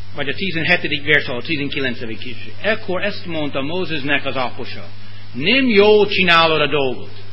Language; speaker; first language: Hungarian; non-native, fluent; English